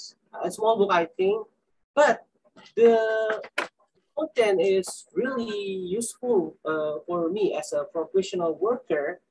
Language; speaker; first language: English; non-native, learner; Indonesian